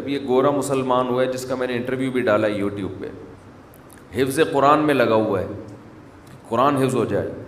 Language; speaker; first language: Urdu; native; Urdu